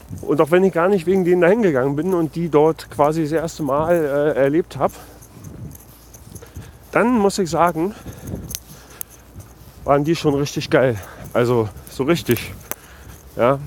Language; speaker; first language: German; native; German